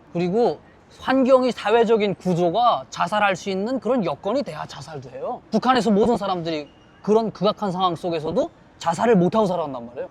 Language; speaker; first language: Korean; native; Korean